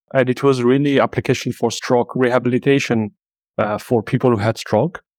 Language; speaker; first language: English; non-native, fluent; Arabic